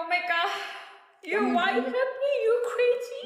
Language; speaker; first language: English; non-native, learner; Korean